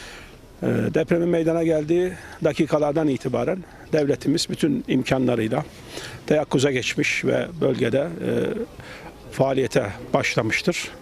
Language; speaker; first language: Turkish; native; Turkish